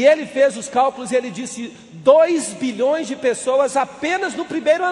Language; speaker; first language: Portuguese; native; Portuguese